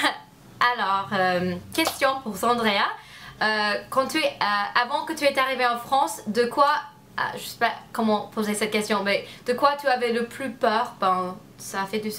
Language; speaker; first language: French; non-native, learner; English